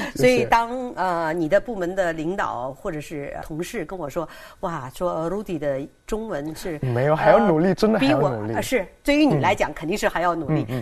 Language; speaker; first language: Chinese; non-native, fluent; Indonesian